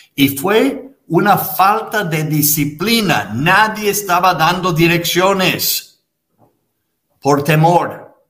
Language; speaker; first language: Spanish; non-native, fluent; English